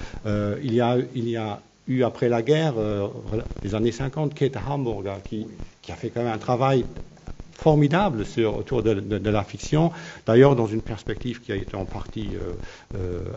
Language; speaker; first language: French; non-native, local second language; Luxembourgish